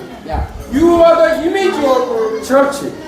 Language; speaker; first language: English; non-native, learner; Korean